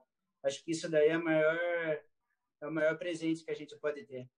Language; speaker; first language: Portuguese; native; Portuguese